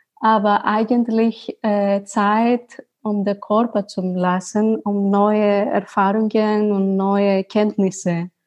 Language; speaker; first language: German; non-native, learner; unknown